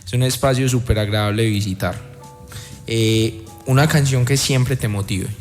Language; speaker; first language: Spanish; native; Spanish